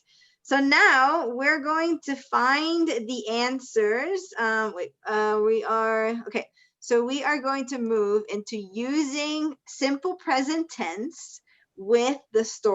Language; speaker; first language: English; non-native, fluent; Spanish